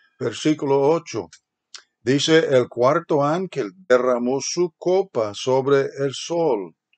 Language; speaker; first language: Spanish; non-native, fluent; English